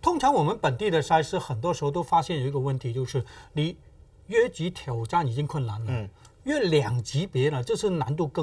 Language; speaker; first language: Chinese; native; Chinese